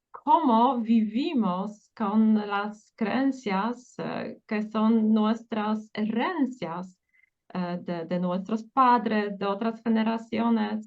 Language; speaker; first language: Spanish; non-native, fluent; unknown